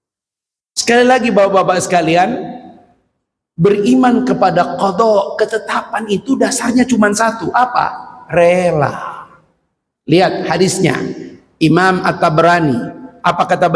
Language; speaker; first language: Indonesian; native; Indonesian